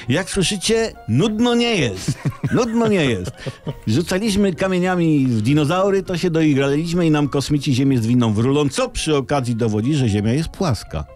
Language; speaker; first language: Polish; native; Polish